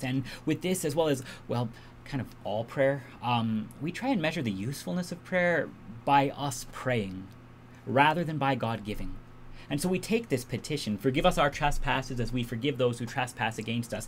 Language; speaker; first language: English; native; English